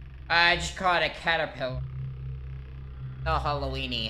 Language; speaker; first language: English; native; English